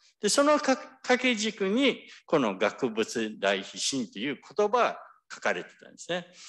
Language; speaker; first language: Japanese; early bilingual, heritage; Japanese